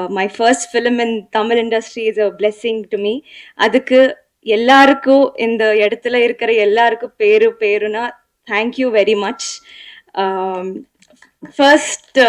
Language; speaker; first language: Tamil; non-native, learner; Telugu